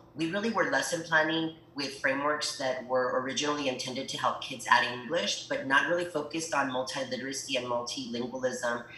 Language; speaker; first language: English; early bilingual, other home language; Spanish